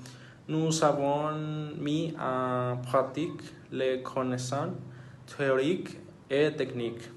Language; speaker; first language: French; non-native, learner; Spanish